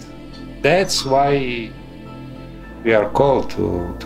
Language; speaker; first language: English; non-native, fluent; Ukrainian